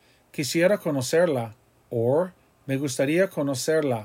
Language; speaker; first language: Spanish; non-native, fluent; English